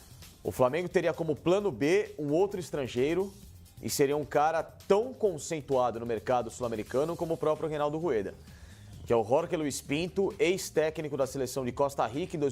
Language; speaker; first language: Portuguese; native; Portuguese